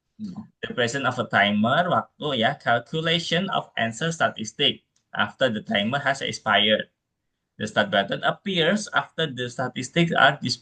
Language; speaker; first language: English; non-native, fluent; Indonesian